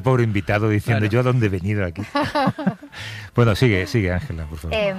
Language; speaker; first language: Spanish; native; Spanish